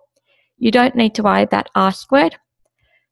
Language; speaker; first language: English; native; English